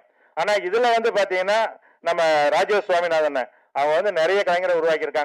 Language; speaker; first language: Tamil; native; Tamil